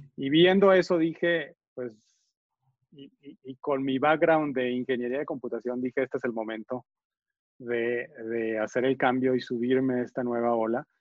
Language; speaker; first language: Spanish; native; Spanish